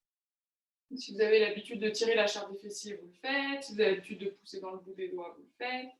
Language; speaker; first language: French; native; French